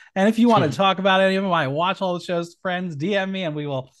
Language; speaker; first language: English; native; English